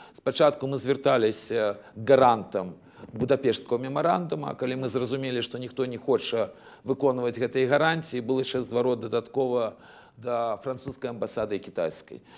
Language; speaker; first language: Belarusian; native; Belarusian